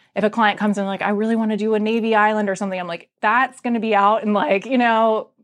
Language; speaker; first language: English; native; English